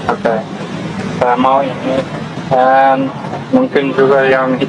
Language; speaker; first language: Indonesian; non-native, learner; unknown